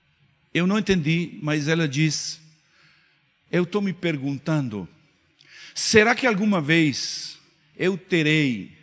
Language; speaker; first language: Portuguese; non-native, fluent; Spanish